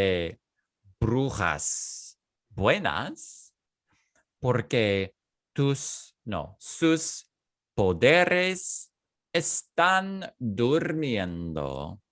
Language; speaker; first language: Spanish; non-native, fluent; English